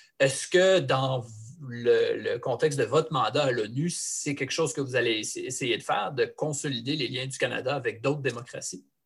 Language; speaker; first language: French; native; French